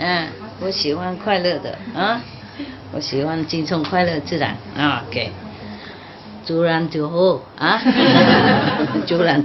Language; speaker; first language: Chinese; non-native, fluent; Vietnamese